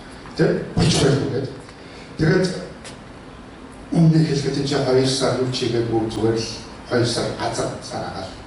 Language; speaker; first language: Mongolian; early bilingual, heritage; Mongolian